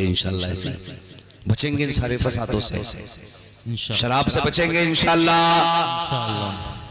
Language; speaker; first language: Hindi; native; Hindi